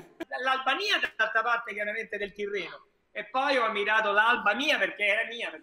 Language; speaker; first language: Italian; native; Italian